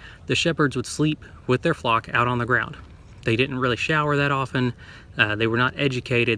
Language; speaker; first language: English; native; English